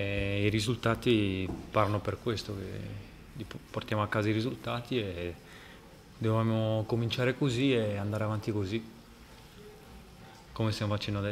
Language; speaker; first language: Italian; non-native, fluent; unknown